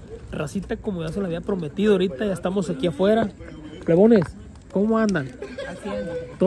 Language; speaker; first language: Spanish; native; Spanish